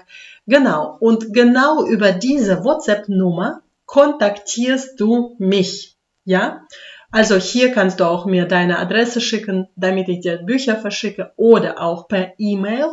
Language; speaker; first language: German; non-native, fluent; Russian